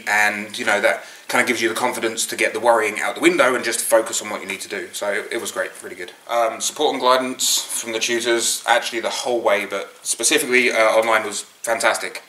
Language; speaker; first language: English; native; English